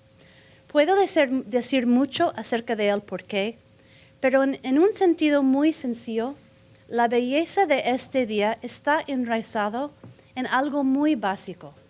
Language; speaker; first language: Spanish; non-native, fluent; English